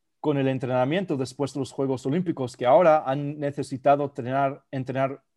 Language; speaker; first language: Spanish; non-native, fluent; German